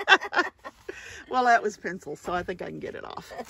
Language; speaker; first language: English; native; English